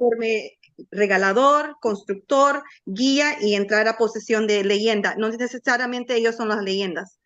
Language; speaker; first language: Spanish; native; Spanish